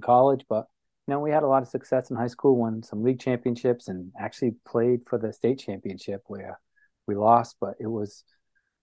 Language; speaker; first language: English; native; English